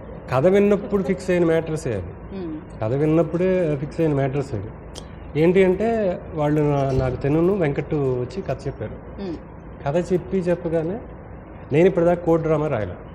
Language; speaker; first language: Telugu; native; Telugu